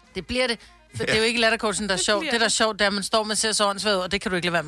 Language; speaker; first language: Danish; native; Danish